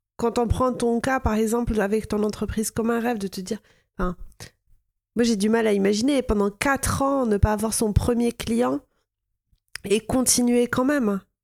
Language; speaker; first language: French; non-native, fluent; Arabic